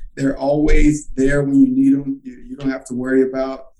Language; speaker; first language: English; native; English